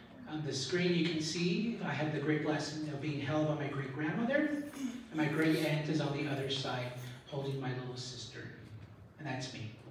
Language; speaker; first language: English; early bilingual, other home language; Spanish